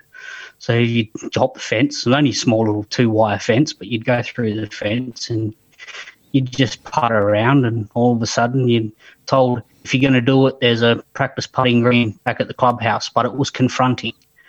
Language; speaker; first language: English; native; English